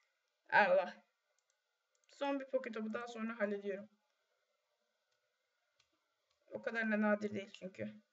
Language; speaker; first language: Turkish; native; Turkish